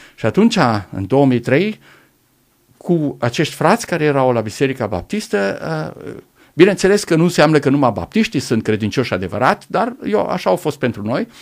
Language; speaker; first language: Romanian; non-native, local second language; German